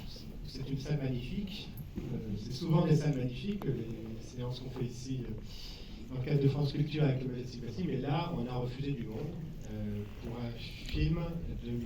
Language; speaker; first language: French; native; French